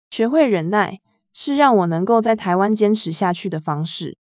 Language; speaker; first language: Chinese; non-native, fluent; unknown